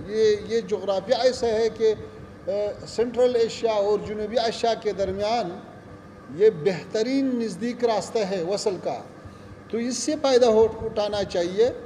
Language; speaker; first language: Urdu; non-native, fluent; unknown